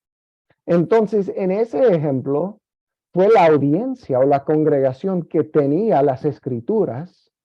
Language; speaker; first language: Spanish; non-native, fluent; English